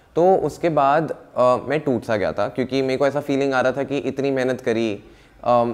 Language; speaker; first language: Hindi; native; Hindi